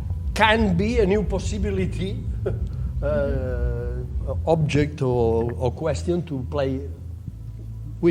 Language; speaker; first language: English; non-native, learner; Catalan